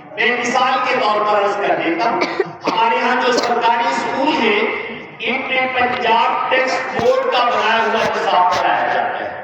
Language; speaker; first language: Urdu; non-native, local second language; Punjabi